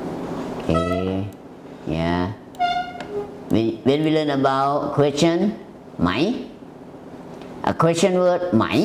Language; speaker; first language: English; non-native, learner; Thai